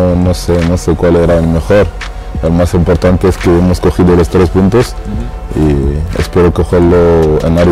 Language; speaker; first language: Spanish; non-native, learner; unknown